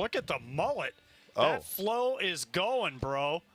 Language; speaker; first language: English; native; English